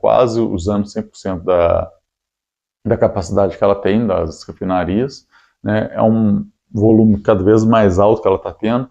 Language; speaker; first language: Portuguese; native; Portuguese